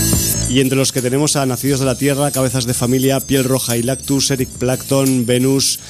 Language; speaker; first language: Spanish; native; Spanish